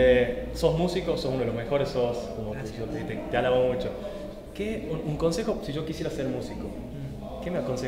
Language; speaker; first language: Spanish; native; Spanish